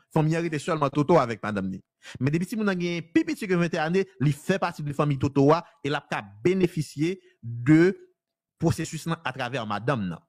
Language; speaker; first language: French; non-native, local second language; Haitian Creole